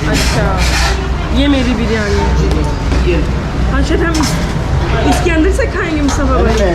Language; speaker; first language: Hindi; non-native, learner; Turkish